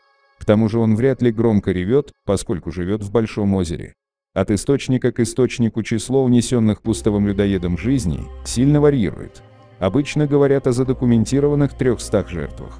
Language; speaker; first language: Russian; native; Russian